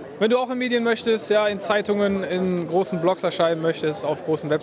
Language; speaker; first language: German; native; German